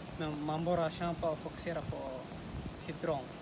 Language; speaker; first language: Swedish; non-native, learner; Tigrinya